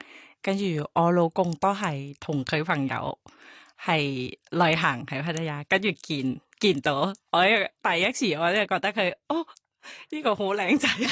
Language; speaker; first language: Cantonese; non-native, learner; Thai